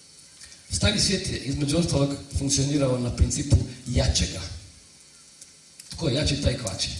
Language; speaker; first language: Croatian; native; Croatian